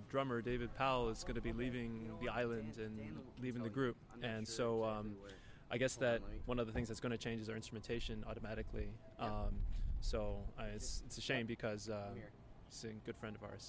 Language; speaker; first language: English; native; English